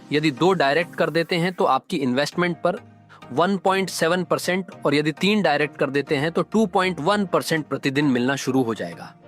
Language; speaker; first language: Hindi; native; Hindi